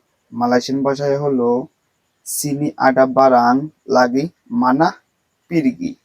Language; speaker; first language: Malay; non-native, fluent; Bangla